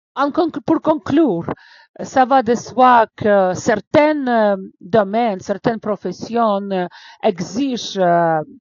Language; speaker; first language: French; non-native, fluent; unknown